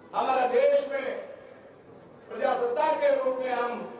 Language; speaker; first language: Hindi; non-native, local second language; Lambadi